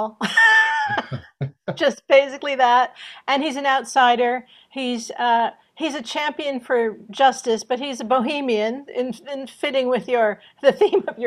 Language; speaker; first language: English; native; English